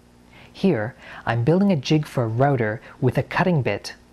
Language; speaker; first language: English; native; English